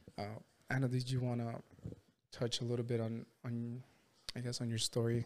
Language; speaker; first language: English; non-native, fluent; Spanish